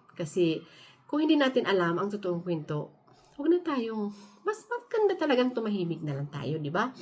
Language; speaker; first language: Filipino; native; Filipino